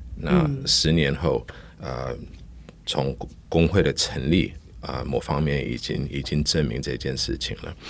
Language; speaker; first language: Chinese; non-native, fluent; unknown